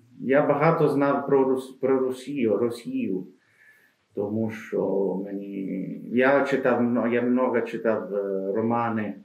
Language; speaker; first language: Ukrainian; non-native, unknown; Italian